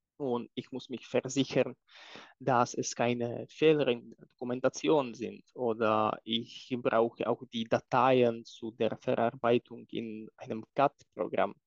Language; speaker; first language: German; non-native, fluent; Czech